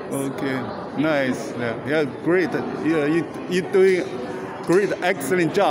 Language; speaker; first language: English; non-native, learner; Chinese